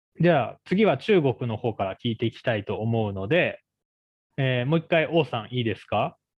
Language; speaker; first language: Japanese; native; Japanese